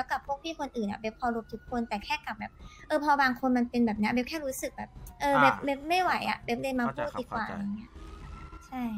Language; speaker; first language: Thai; native; Thai